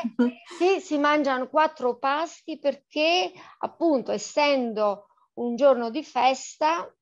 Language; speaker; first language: Italian; native; Italian